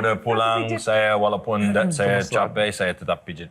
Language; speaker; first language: Indonesian; non-native, learner; English